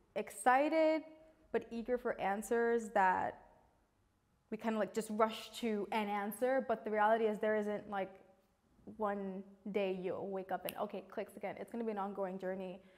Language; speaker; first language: English; native; English